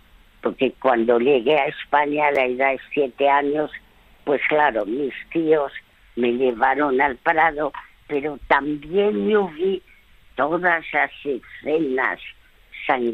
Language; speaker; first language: Spanish; early bilingual, other home language; French